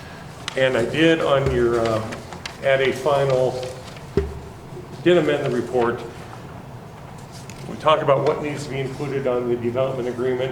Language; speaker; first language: English; native; English